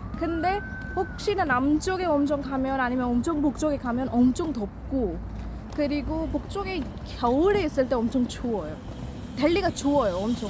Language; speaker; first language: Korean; non-native, learner; Hindi